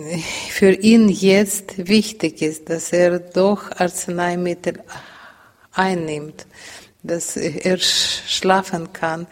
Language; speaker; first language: German; non-native, learner; Russian